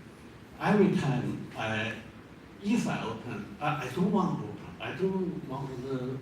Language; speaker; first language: English; non-native, learner; Chinese